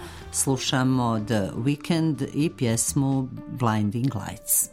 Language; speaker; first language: Croatian; native; Croatian